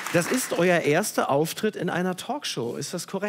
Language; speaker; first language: German; native; German